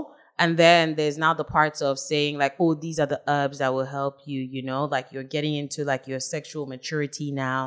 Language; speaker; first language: English; non-native, local second language; Hausa